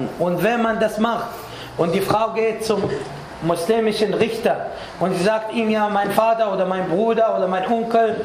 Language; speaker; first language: German; non-native, fluent; Arabic